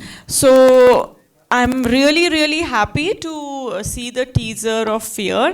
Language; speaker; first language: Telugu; non-native, fluent; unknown